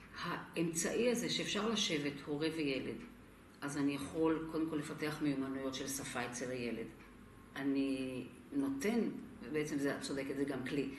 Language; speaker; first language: Hebrew; non-native, local second language; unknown